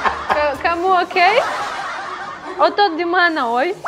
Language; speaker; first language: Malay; non-native, learner; Russian